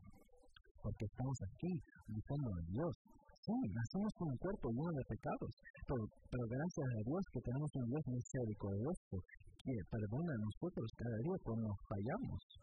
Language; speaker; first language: Spanish; early bilingual, heritage; English